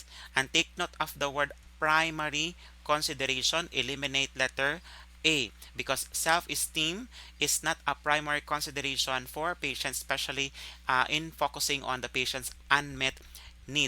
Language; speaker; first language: English; non-native, local second language; Filipino